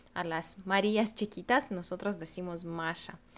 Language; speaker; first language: Spanish; non-native, fluent; Russian